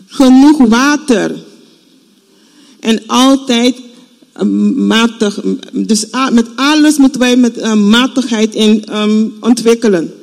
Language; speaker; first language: Dutch; non-native, fluent; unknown